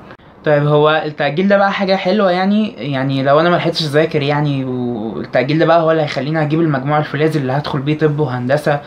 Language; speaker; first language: Arabic; native; Arabic